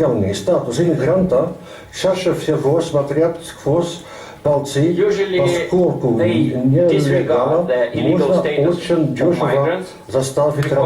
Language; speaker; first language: Russian; non-native, learner; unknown